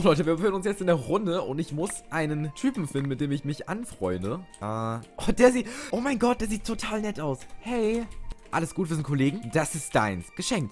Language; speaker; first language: German; native; German